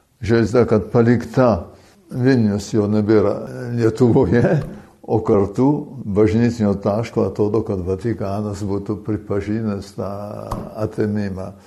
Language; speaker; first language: Lithuanian; early bilingual, heritage; Lithuanian